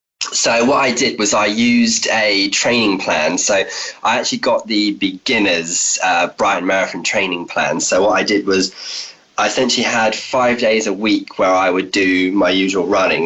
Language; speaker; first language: English; native; English